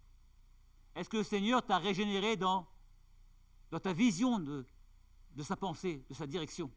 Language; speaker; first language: French; native; French